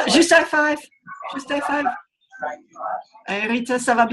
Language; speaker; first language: French; non-native, fluent; English